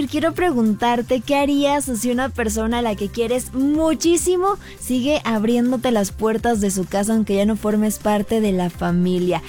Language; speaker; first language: Spanish; native; Spanish